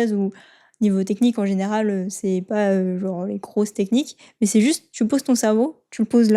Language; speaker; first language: French; native; French